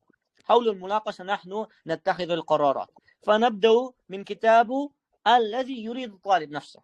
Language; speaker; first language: Arabic; non-native, fluent; Uzbek